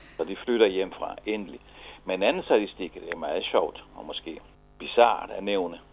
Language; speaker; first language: Danish; non-native, fluent; Italian